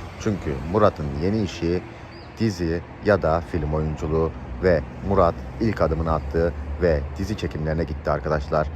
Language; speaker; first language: Turkish; native; Turkish